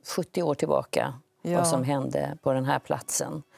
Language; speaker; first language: Swedish; native; Swedish